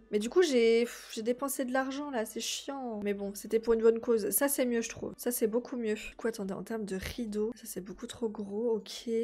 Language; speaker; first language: French; native; French